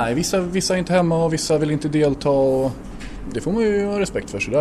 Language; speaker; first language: Swedish; native; Swedish